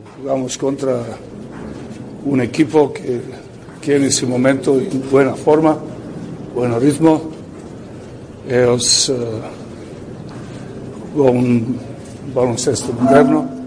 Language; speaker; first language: Spanish; non-native, learner; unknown